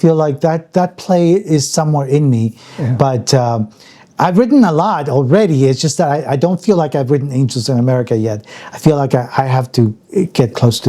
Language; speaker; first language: English; early bilingual, other home language; Spanish